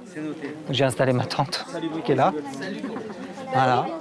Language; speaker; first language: French; native; French